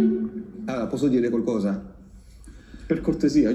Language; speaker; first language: Italian; native; Italian